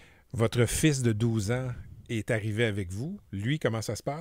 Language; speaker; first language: French; native; French